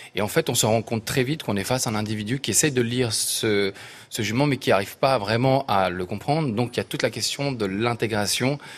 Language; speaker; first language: French; native; French